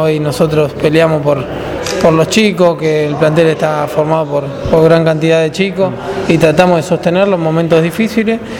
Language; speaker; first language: Spanish; native; Spanish